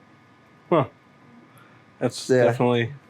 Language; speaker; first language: English; native; English